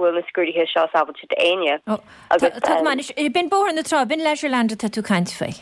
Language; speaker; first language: Irish; native; Irish